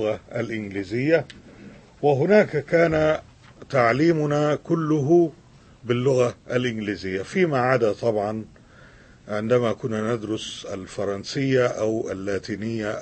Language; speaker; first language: Arabic; native; Arabic